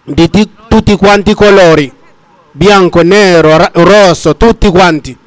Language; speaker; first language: Italian; non-native, fluent; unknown